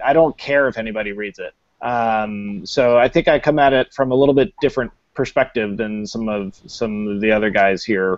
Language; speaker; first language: English; native; English